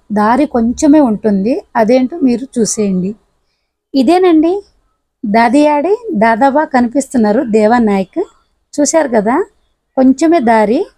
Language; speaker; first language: Telugu; non-native, local second language; Lambadi